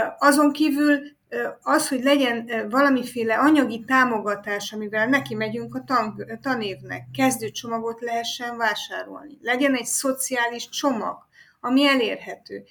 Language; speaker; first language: Hungarian; native; Hungarian